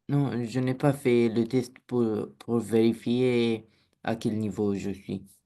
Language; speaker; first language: French; non-native, learner; Romanian